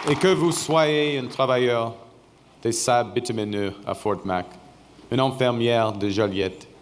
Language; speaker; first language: French; non-native, fluent; English